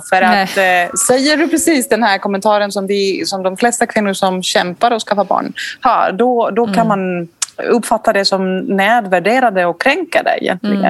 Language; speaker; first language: Swedish; non-native, fluent; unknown